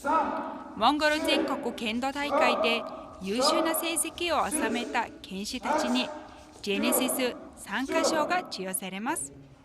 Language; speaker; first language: Japanese; non-native, fluent; Mongolian